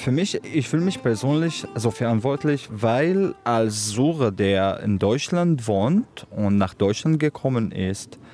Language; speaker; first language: German; non-native, fluent; Arabic